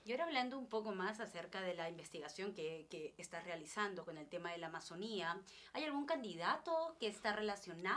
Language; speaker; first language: Spanish; native; Spanish